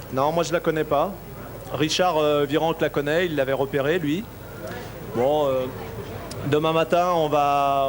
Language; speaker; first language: French; native; French